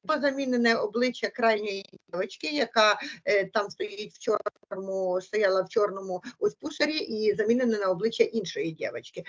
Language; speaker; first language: Ukrainian; native; Ukrainian